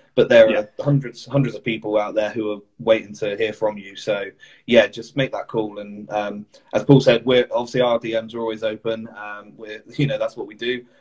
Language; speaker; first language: English; native; English